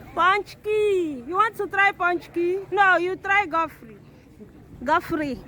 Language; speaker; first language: English; non-native, local second language; Igbo